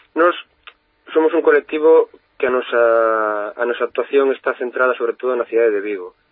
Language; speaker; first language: Galician; non-native, local second language; Spanish